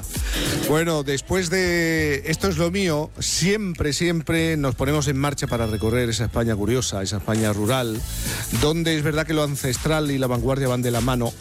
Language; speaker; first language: Spanish; native; Spanish